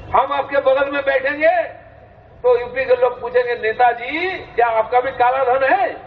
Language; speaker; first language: Hindi; non-native, local second language; Bangla